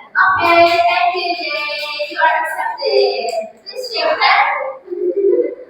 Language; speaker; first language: English; non-native, fluent; Indonesian